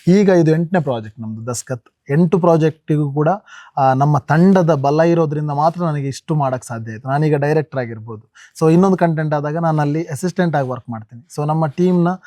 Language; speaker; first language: Kannada; non-native, local second language; Tulu